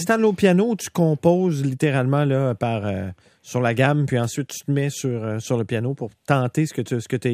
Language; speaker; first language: French; native; French